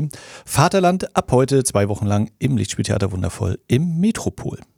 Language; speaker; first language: German; native; German